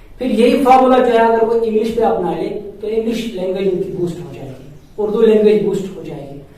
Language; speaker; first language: Urdu; non-native, local second language; Kashmiri